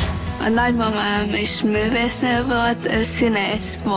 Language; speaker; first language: Hungarian; early bilingual, heritage; Hungarian